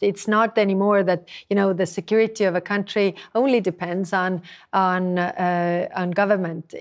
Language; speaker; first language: English; non-native, fluent; Estonian